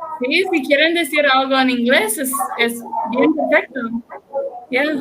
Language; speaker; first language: Spanish; non-native, learner; English